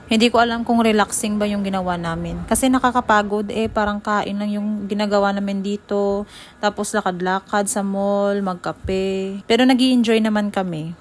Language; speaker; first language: Filipino; non-native, local second language; Hiligaynon